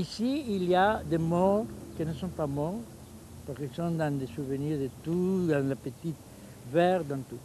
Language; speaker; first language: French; non-native, fluent; Spanish